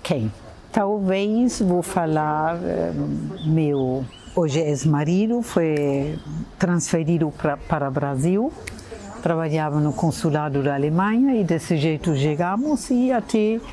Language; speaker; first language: Portuguese; non-native, fluent; German